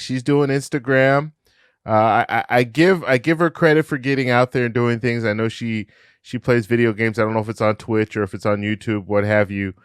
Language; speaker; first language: English; native; English